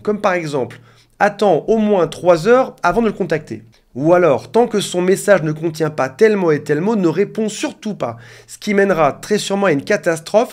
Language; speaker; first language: French; native; French